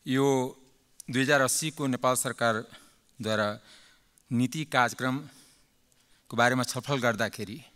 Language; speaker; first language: Nepali; non-native, local second language; Maithili